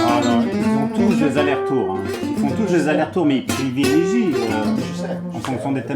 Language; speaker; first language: French; native; French